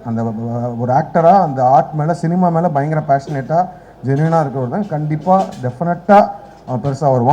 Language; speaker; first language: Tamil; native; Tamil